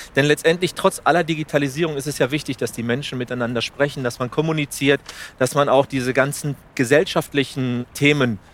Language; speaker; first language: German; non-native, fluent; Spanish